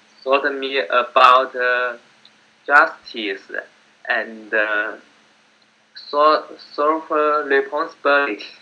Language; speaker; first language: English; non-native, learner; Chinese